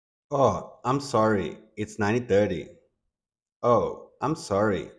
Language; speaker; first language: English; non-native, fluent; Portuguese